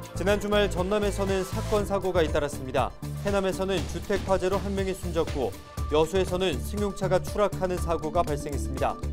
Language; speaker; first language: Korean; native; Korean